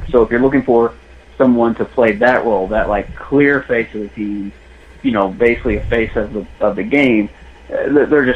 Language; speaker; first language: English; native; English